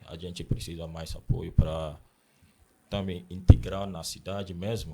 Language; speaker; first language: Portuguese; non-native, learner; Akan